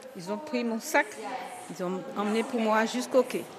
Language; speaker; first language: French; native; French